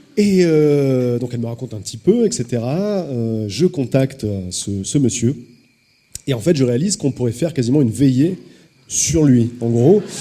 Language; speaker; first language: French; native; French